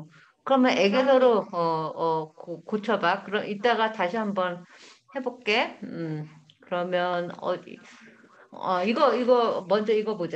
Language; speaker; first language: Korean; native; Korean